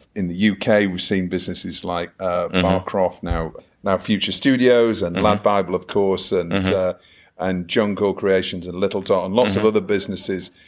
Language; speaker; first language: English; native; English